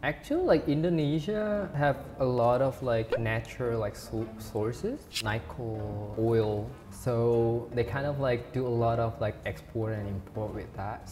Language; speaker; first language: English; non-native, fluent; Indonesian